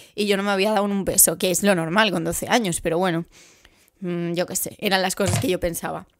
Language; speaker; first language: Spanish; native; Spanish